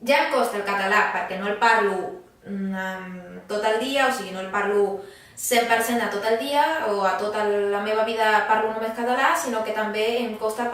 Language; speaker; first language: Catalan; non-native, fluent; Spanish